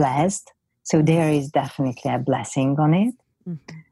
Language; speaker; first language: English; non-native, fluent; Hungarian